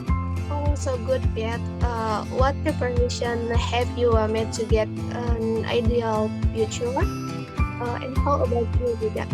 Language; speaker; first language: English; non-native, learner; Indonesian